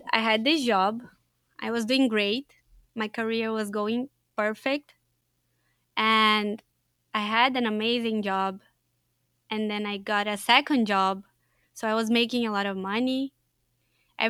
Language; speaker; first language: English; non-native, fluent; Portuguese